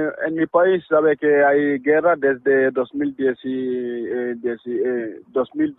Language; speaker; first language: Spanish; non-native, learner; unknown